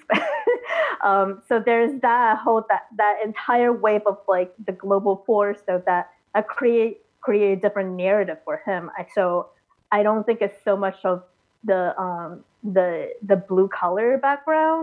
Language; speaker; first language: English; early bilingual, other home language; Chinese